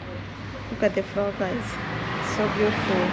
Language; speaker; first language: English; non-native, fluent; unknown